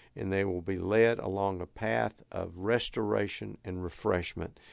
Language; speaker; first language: English; native; English